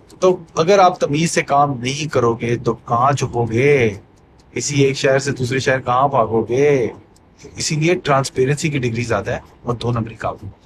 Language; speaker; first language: Urdu; native; Urdu